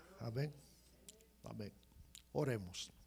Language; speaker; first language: Spanish; non-native, fluent; English